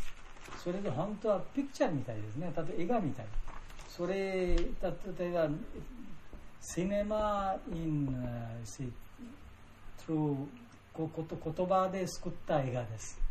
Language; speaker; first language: Japanese; non-native, learner; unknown